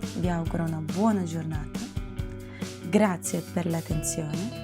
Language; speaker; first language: Italian; non-native, fluent; Ukrainian